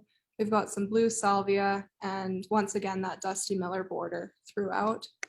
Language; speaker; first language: English; native; English